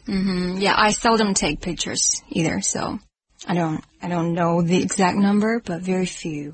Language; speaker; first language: English; non-native, fluent; Chinese